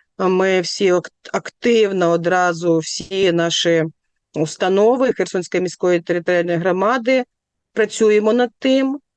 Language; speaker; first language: Ukrainian; native; Ukrainian